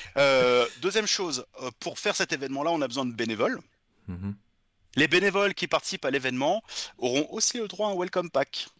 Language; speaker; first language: French; native; French